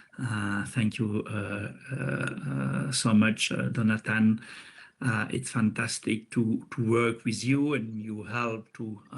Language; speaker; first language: English; non-native, fluent; French